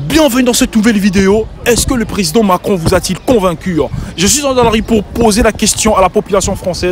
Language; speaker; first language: French; native; French